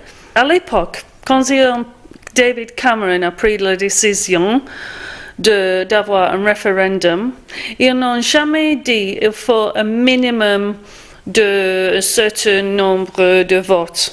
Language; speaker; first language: French; non-native, fluent; English